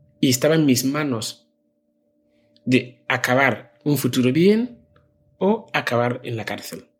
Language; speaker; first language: Spanish; non-native, fluent; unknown